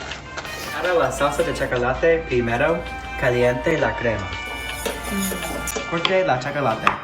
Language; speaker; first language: Spanish; non-native, learner; English